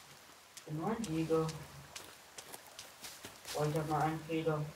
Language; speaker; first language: German; native; German